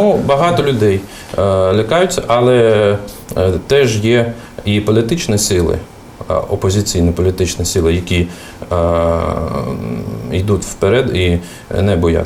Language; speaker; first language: Ukrainian; non-native, fluent; Russian